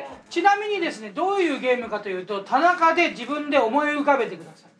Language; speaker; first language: Japanese; native; Japanese